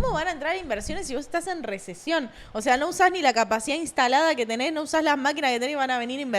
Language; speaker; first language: Spanish; native; Spanish